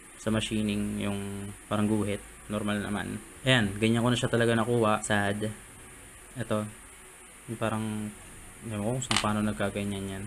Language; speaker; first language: Filipino; native; Filipino